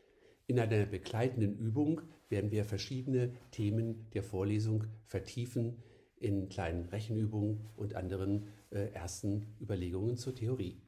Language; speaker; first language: German; native; German